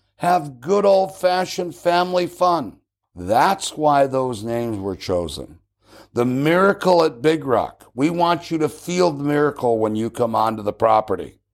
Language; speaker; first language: English; native; English